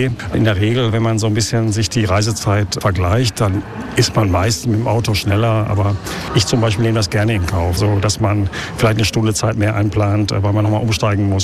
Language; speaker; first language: German; native; German